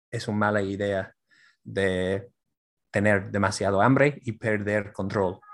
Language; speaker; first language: Spanish; non-native, fluent; English